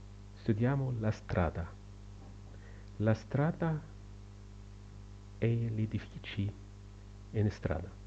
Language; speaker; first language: Italian; non-native, learner; Arabic